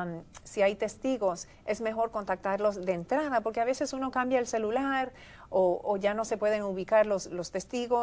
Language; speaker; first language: Spanish; native; Spanish